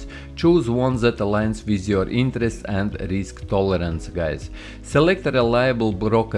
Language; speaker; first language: English; non-native, fluent; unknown